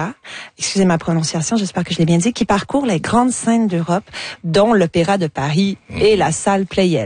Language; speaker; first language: French; native; French